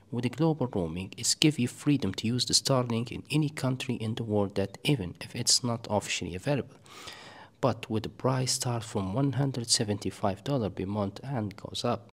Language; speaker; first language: English; non-native, fluent; Arabic